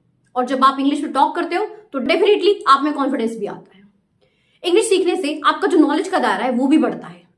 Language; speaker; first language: Hindi; native; Hindi